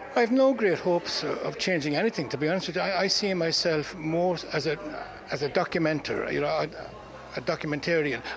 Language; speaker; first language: English; native; English